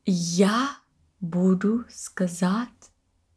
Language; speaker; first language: Russian; non-native, learner; English